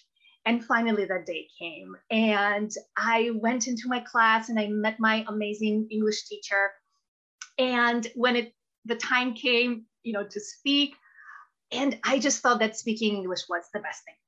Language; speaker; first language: English; non-native, fluent; Russian